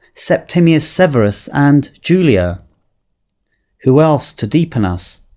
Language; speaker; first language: English; native; English